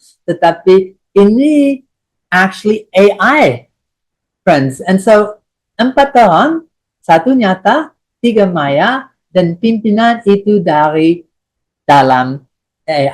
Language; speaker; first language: Indonesian; non-native, fluent; English